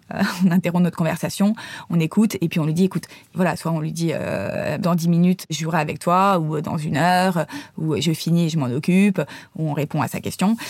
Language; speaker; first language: French; native; French